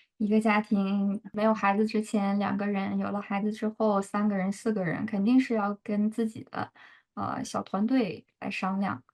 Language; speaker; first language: Chinese; native; Chinese